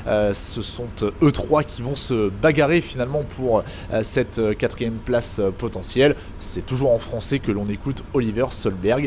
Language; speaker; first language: French; native; French